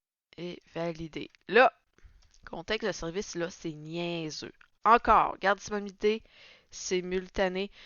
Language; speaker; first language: French; native; French